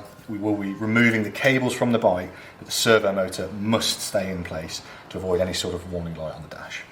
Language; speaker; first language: English; native; English